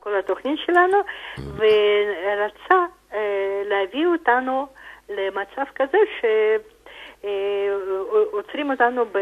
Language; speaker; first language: Hebrew; non-native, fluent; Russian